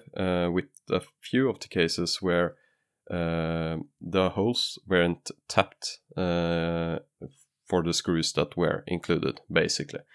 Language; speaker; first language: English; non-native, fluent; Norwegian